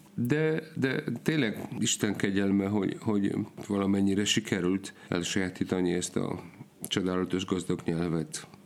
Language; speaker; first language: Hungarian; non-native, fluent; Polish